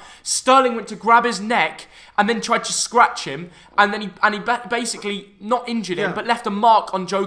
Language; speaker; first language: English; native; English